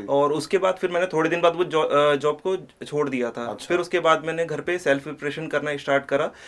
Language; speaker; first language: Hindi; native; Hindi